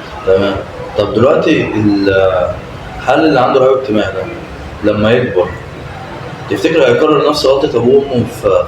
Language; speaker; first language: Arabic; native; Arabic